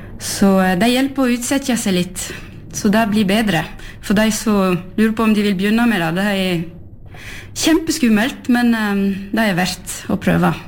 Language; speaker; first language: Norwegian; early bilingual, heritage; French